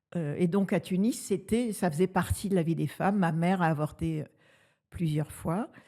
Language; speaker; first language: French; native; French